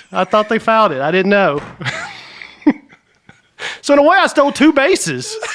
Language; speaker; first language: English; native; English